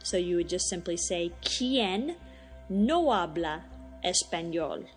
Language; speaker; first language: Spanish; non-native, fluent; English